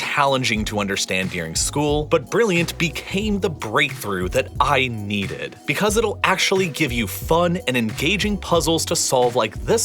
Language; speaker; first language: English; native; English